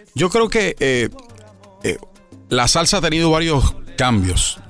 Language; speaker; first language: Spanish; native; Spanish